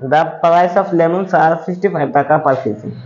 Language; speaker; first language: English; non-native, learner; Bangla